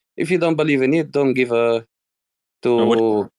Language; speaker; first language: English; non-native, fluent; Arabic